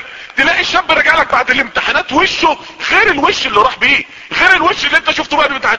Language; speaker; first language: Arabic; native; Arabic